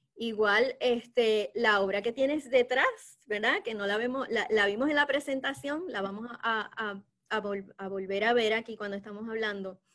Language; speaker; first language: Spanish; native; Spanish